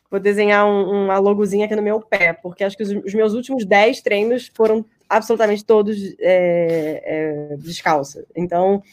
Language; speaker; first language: Portuguese; native; Portuguese